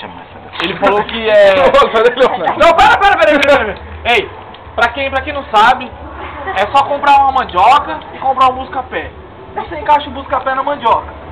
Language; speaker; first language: Portuguese; native; Portuguese